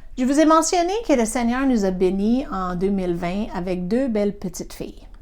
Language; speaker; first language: French; non-native, fluent; English